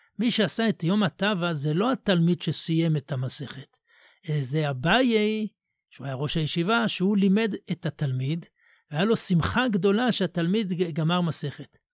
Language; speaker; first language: Hebrew; native; Hebrew